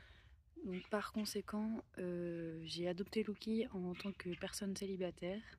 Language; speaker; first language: French; native; French